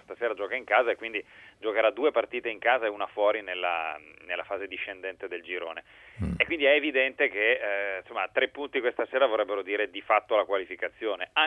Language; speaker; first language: Italian; native; Italian